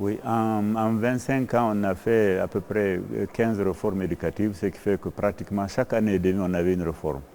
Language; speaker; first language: French; non-native, local second language; Fula